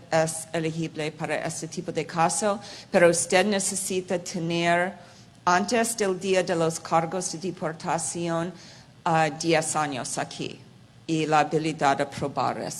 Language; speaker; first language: Spanish; non-native, fluent; English